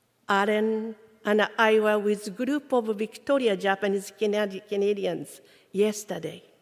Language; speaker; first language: English; non-native, fluent; Japanese